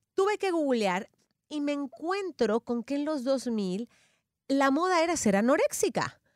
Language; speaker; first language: Spanish; native; Spanish